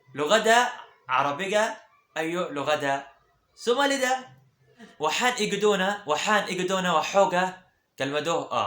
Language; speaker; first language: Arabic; early bilingual, other home language; Somali